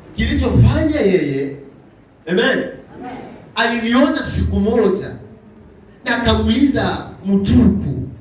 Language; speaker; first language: Swahili; native; Swahili